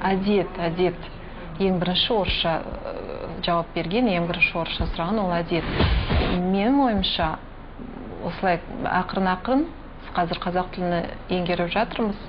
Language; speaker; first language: Kazakh; non-native, local second language; Russian